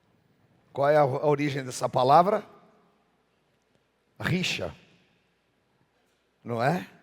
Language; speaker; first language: Portuguese; native; Portuguese